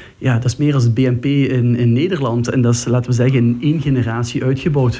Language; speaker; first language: Dutch; native; Dutch